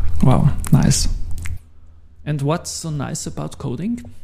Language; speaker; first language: English; non-native, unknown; German